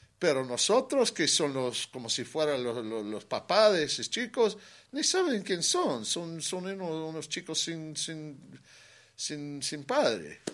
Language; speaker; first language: Spanish; non-native, fluent; English